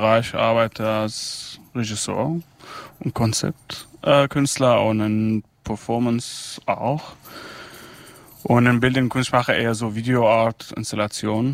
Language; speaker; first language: German; non-native, fluent; Arabic